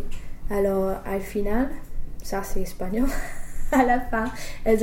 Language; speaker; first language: French; non-native, fluent; English